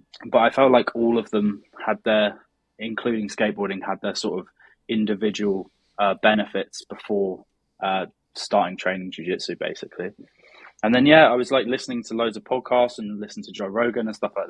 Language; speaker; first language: English; native; English